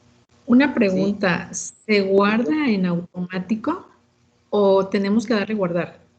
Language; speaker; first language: Spanish; native; Spanish